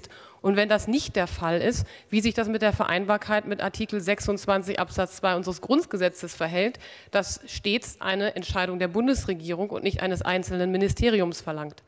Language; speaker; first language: German; native; German